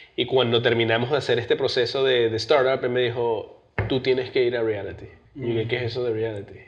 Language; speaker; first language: Spanish; early bilingual, heritage; Spanish